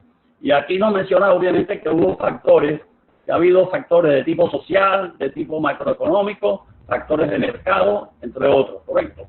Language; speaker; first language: Spanish; native; Spanish